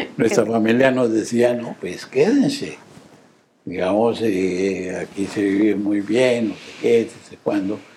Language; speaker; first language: Spanish; native; Spanish